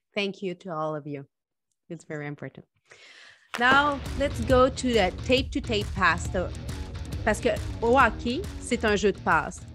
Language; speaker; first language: English; non-native, fluent; French